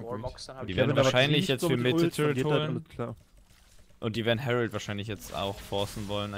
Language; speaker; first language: German; native; German